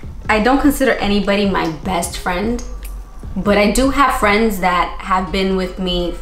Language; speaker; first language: English; early bilingual, other home language; Spanish